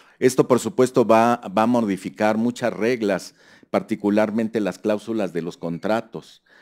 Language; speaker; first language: Spanish; native; Spanish